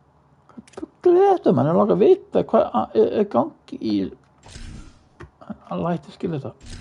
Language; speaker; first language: Icelandic; non-native, learner; Norwegian